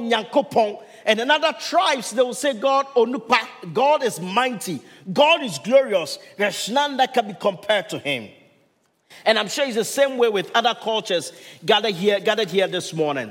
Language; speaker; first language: English; non-native, local second language; Akan